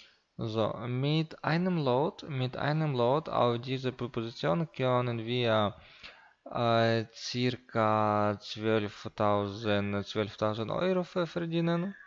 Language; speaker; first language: German; non-native, learner; Russian